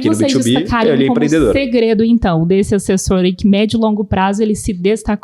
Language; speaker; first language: Portuguese; native; Portuguese